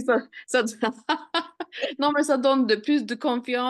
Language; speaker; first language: French; non-native, fluent; Swedish